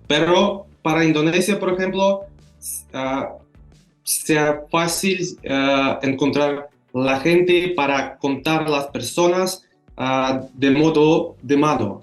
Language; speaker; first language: Spanish; non-native, fluent; Russian